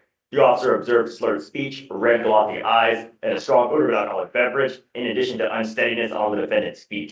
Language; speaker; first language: English; native; English